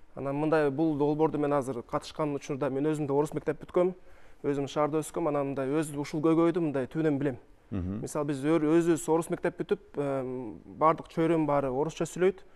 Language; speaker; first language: Kyrgyz; non-native, local second language; Russian